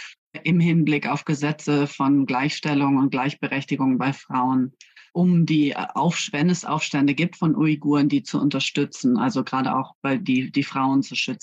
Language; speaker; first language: German; native; German